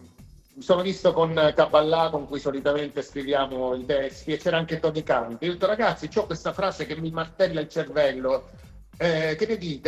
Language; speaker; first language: Italian; native; Italian